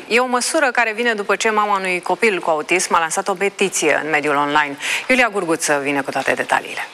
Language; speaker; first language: Romanian; native; Romanian